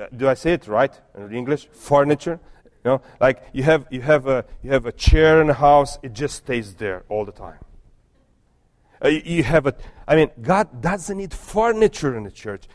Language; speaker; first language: English; non-native, fluent; Romanian